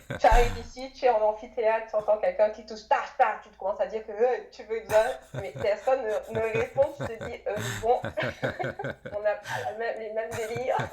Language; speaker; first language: French; native; French